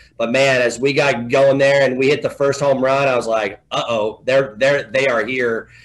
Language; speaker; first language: English; native; English